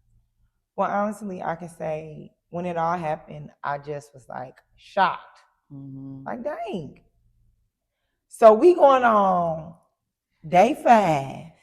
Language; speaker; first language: English; native; English